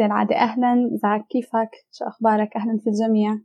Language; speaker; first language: Arabic; native; Arabic